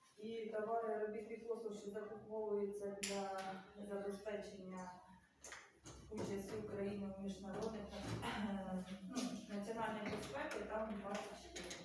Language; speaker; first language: Ukrainian; native; Ukrainian